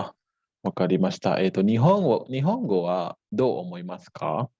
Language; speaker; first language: Japanese; non-native, fluent; Indonesian